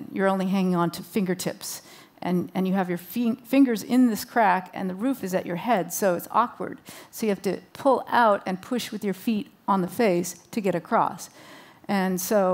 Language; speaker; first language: English; native; English